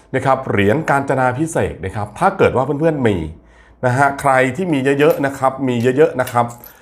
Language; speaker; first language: Thai; native; Thai